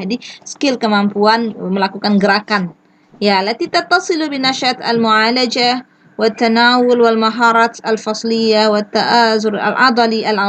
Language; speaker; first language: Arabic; non-native, fluent; Indonesian